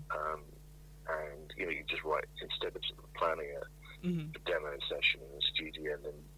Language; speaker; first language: English; native; English